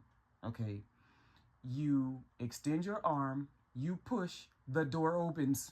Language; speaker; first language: English; native; English